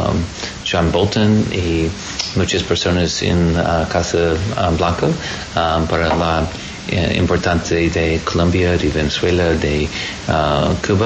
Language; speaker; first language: Spanish; non-native, learner; English